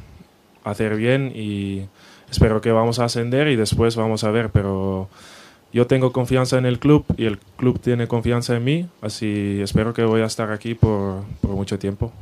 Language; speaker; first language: Spanish; non-native, fluent; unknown